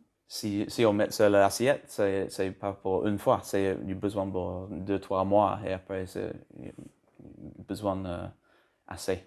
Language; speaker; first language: French; non-native, learner; English